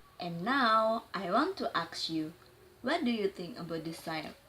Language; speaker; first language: English; non-native, learner; Indonesian